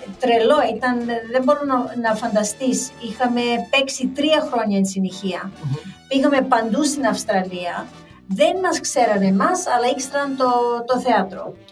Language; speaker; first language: Greek; early bilingual, heritage; Greek